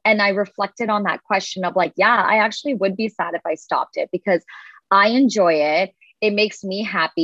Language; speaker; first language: English; native; English